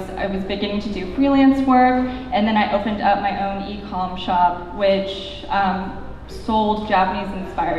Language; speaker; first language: English; native; English